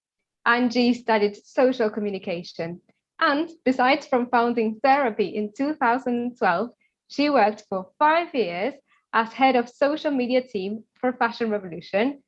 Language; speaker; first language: English; non-native, fluent; Spanish